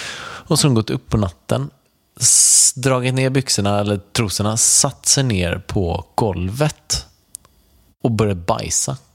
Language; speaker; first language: Swedish; native; Swedish